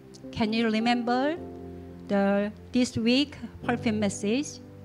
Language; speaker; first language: English; non-native, learner; Korean